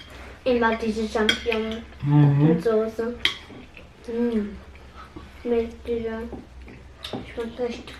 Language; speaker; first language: German; early bilingual, other home language; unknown